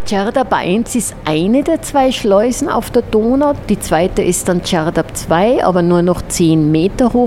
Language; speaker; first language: German; native; German